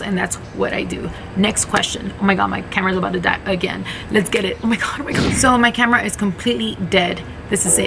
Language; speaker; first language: English; early bilingual, other home language; Spanish